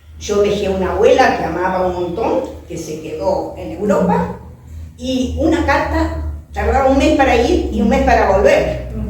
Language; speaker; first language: Spanish; early bilingual, other home language; French